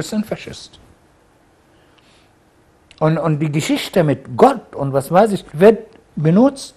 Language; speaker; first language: German; non-native, fluent; Arabic